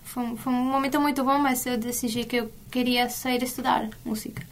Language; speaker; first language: Portuguese; non-native, fluent; Spanish